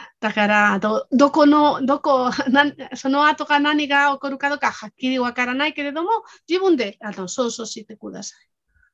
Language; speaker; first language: Japanese; non-native, fluent; Spanish